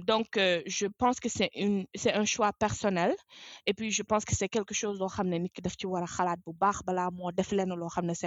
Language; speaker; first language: French; non-native, local second language; Wolof